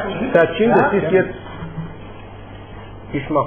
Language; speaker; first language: German; non-native, fluent; Persian